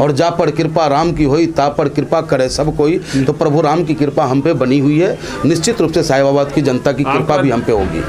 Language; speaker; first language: Hindi; native; Hindi